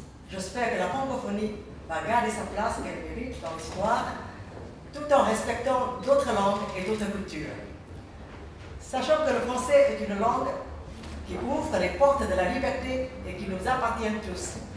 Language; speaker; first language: French; non-native, fluent; Chinese